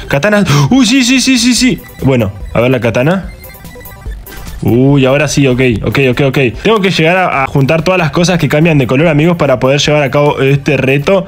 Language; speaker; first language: Spanish; native; Spanish